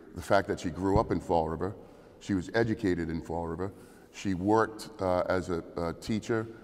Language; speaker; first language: English; native; English